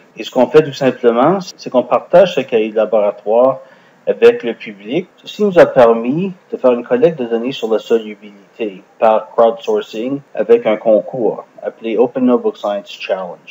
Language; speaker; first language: French; non-native, fluent; English